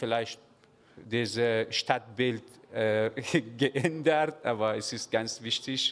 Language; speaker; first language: German; non-native, learner; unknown